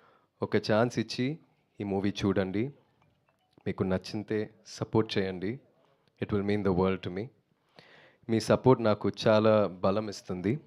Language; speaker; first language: Telugu; non-native, learner; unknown